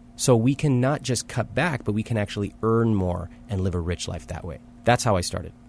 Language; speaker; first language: English; early bilingual, other home language; Hindi